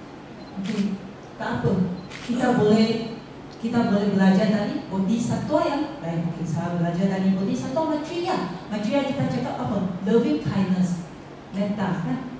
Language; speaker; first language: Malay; non-native, local second language; Chinese